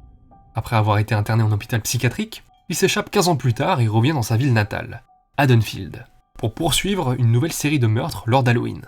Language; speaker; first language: French; native; French